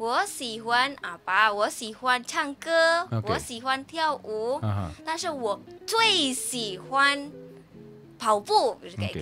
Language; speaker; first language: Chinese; non-native, fluent; Indonesian